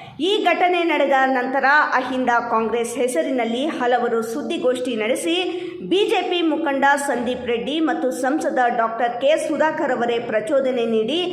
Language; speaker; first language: Kannada; native; Kannada